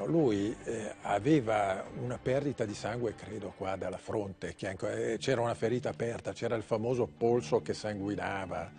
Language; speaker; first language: Italian; native; Italian